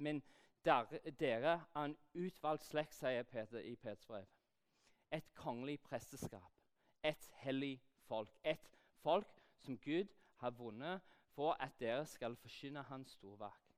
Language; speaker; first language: Norwegian; non-native, fluent; English